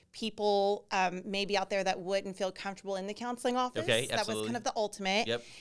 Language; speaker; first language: English; native; English